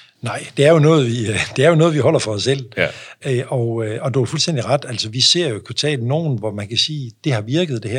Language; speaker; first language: Danish; native; Danish